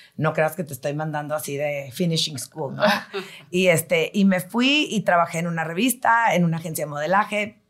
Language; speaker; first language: Spanish; early bilingual, heritage; Spanish